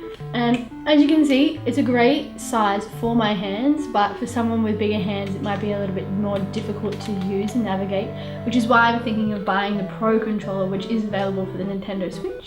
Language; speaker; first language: English; native; English